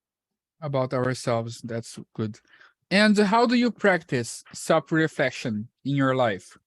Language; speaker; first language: English; non-native, fluent; Portuguese